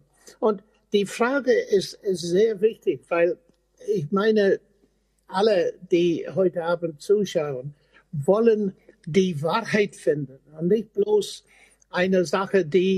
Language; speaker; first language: German; non-native, fluent; English